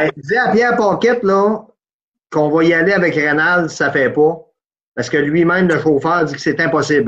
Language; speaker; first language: French; native; French